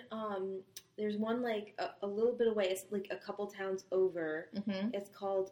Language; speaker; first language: English; native; English